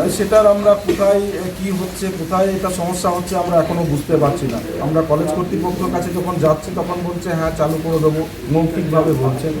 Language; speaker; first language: Bangla; non-native, local second language; Santali